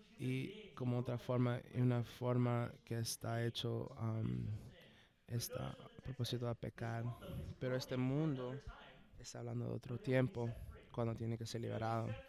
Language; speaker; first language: Spanish; non-native, fluent; English